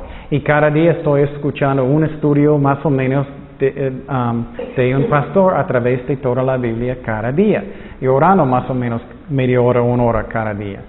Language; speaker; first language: Spanish; non-native, fluent; English